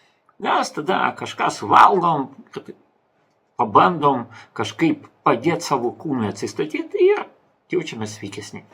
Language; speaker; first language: Lithuanian; non-native, local second language; Russian